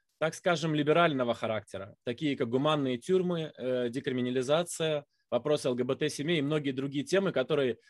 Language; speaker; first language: Russian; native; Russian